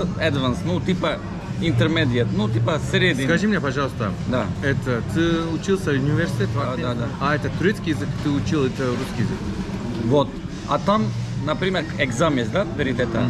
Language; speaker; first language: Russian; non-native, learner; Turkish